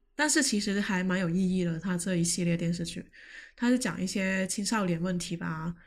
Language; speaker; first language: Chinese; non-native, local second language; Cantonese